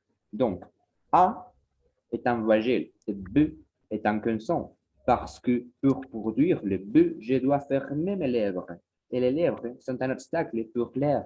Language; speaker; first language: French; non-native, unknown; Spanish